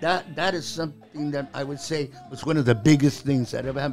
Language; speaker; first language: English; early bilingual, other home language; Spanish